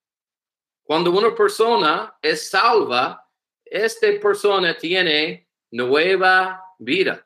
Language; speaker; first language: Spanish; non-native, learner; English